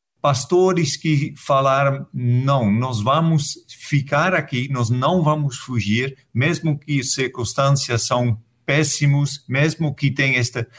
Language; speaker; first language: Portuguese; non-native, fluent; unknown